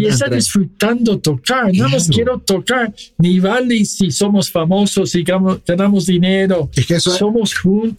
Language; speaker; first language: Spanish; non-native, fluent; English